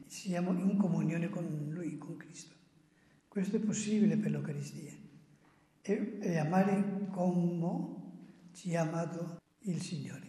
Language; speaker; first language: Italian; non-native, fluent; Spanish